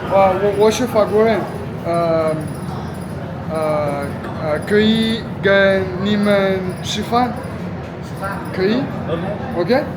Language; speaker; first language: Chinese; non-native, learner; French